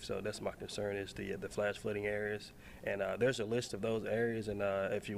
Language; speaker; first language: English; native; English